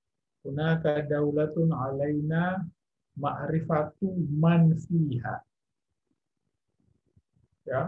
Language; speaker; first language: Arabic; non-native, fluent; Indonesian